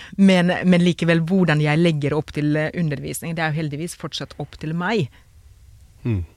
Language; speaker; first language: Norwegian; non-native, fluent; Finnish